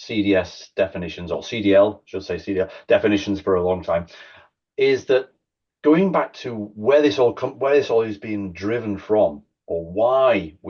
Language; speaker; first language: English; native; English